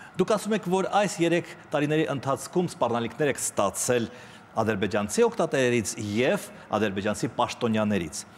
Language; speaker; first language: Armenian; native; Armenian